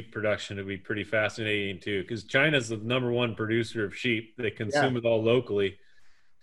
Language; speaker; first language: English; native; English